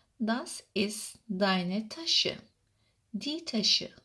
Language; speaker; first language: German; non-native, fluent; Turkish